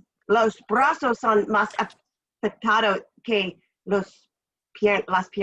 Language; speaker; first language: Spanish; non-native, learner; English